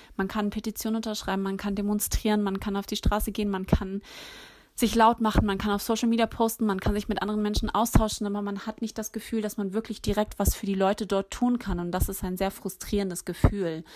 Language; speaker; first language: German; native; German